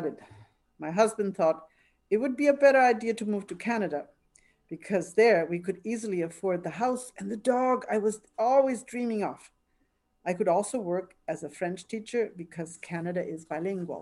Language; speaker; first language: English; non-native, fluent; German